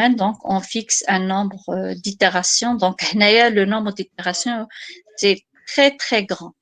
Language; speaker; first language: French; non-native, local second language; Arabic